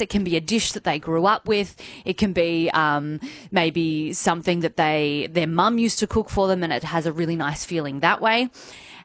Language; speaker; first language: English; native; English